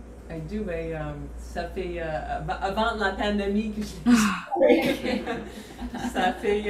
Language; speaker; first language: French; non-native, fluent; English